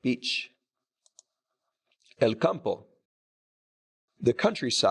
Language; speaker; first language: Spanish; non-native, fluent; English